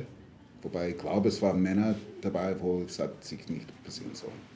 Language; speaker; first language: German; non-native, fluent; English